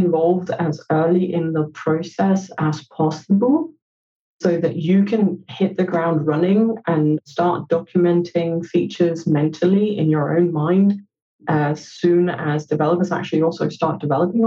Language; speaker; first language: English; non-native, fluent; Danish